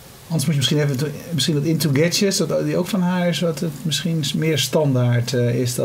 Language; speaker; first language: Dutch; native; Dutch